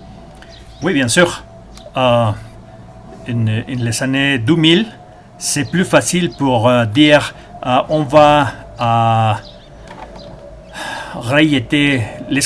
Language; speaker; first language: French; non-native, learner; Spanish